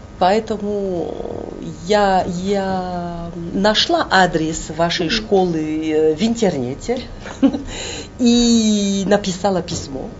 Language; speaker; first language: Russian; non-native, fluent; French